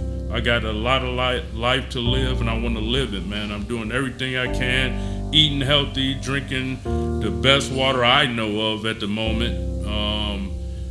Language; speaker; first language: English; native; English